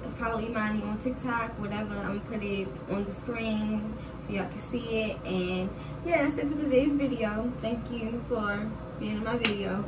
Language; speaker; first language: English; native; English